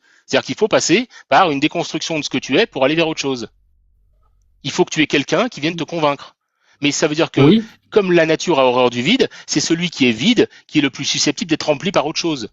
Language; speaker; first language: French; native; French